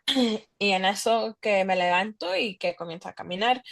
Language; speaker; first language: Spanish; early bilingual, heritage; Spanish